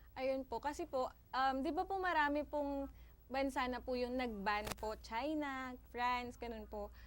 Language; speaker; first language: Filipino; native; Filipino